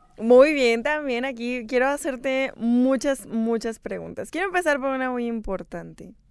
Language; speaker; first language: Spanish; native; Spanish